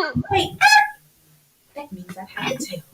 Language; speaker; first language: English; native; English